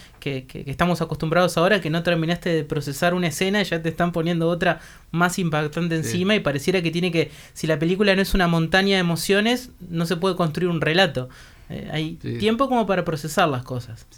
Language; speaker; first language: Spanish; native; Spanish